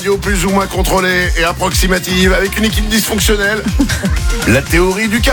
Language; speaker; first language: French; native; French